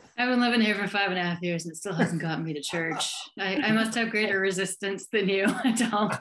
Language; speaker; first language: English; native; English